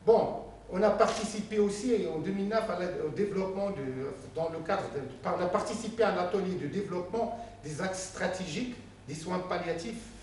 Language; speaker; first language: French; non-native, local second language; Arabic